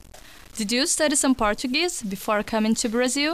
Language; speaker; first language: English; non-native, fluent; Portuguese